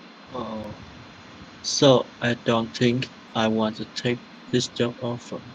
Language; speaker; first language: English; non-native, learner; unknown